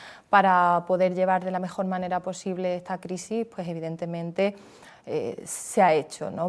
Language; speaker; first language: Spanish; native; Spanish